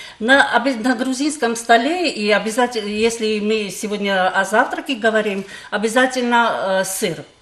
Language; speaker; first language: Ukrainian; non-native, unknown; Georgian